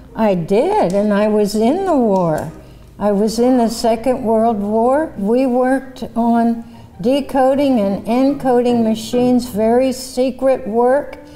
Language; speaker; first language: English; native; English